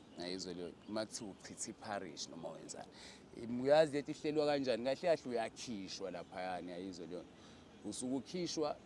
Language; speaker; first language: Zulu; native; Zulu